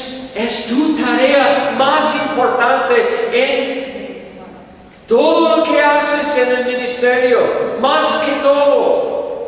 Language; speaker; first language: Spanish; non-native, fluent; English